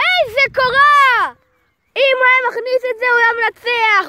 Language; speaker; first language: Hebrew; native; Hebrew